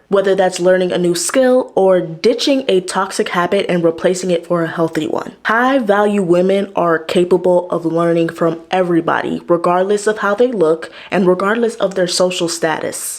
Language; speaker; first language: English; native; English